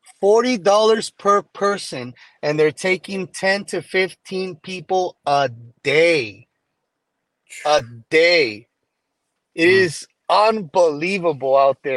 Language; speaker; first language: English; early bilingual, other home language; Spanish